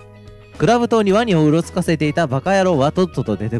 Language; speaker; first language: Japanese; native; Japanese